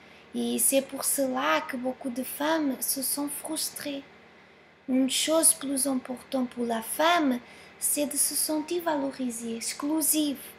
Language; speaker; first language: French; non-native, fluent; Portuguese